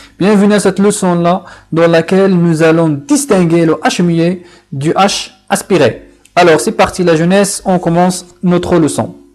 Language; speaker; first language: French; non-native, local second language; Arabic